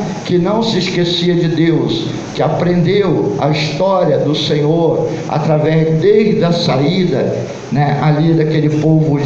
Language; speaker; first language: Portuguese; native; Portuguese